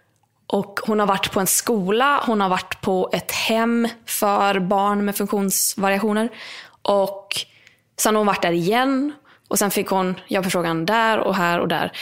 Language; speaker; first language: Swedish; native; Swedish